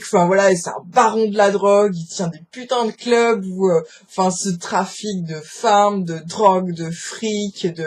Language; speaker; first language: French; native; French